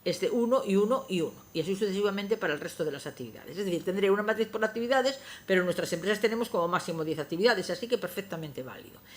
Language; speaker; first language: Spanish; non-native, local second language; Galician